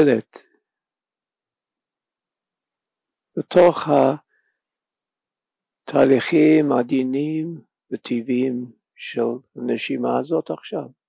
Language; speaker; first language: Hebrew; non-native, fluent; English